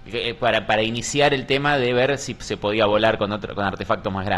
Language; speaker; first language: Spanish; native; Spanish